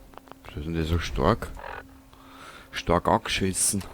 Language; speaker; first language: German; native; German